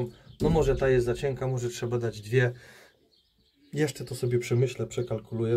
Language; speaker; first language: Polish; native; Polish